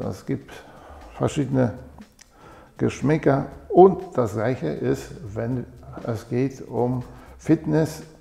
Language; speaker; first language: German; non-native, fluent; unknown